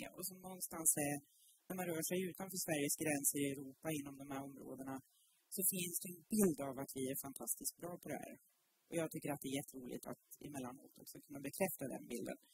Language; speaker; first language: Swedish; native; Swedish